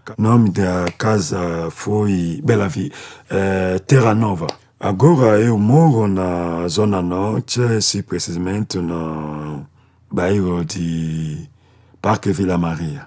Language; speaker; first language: Portuguese; non-native, learner; Lingala